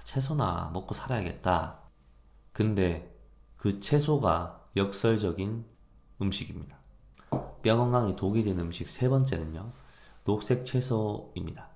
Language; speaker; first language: Korean; native; Korean